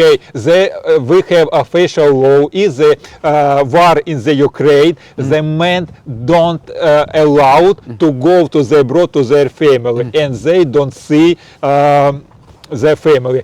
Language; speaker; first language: English; non-native, learner; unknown